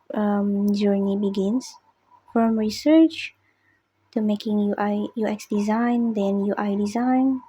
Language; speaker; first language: English; non-native, learner; Indonesian